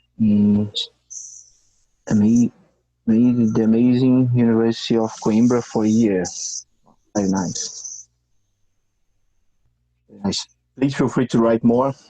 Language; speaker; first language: English; non-native, fluent; Portuguese